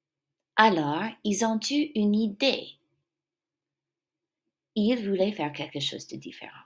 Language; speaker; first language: French; non-native, fluent; English